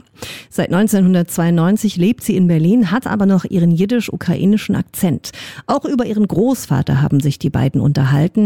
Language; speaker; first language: German; native; German